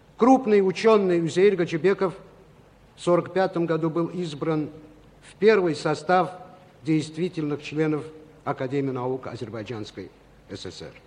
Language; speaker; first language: Russian; non-native, local second language; Azerbaijani